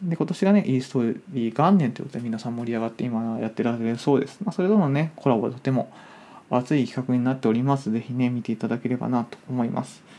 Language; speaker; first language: Japanese; native; Japanese